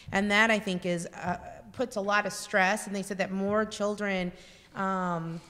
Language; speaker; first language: English; native; English